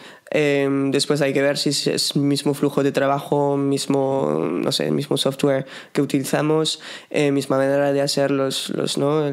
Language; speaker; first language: Spanish; non-native, fluent; French